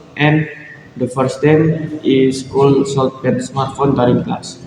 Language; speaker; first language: English; non-native, learner; Indonesian